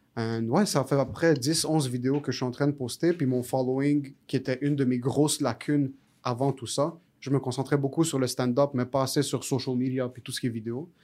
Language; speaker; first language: French; early bilingual, other home language; Arabic